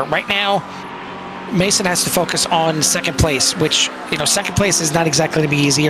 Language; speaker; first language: English; native; English